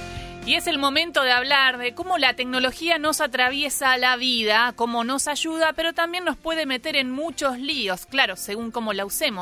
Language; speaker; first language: Spanish; native; Spanish